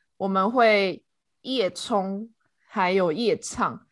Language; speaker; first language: Chinese; native; Chinese